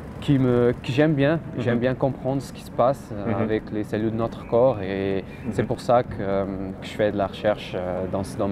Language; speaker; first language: French; non-native, fluent; Portuguese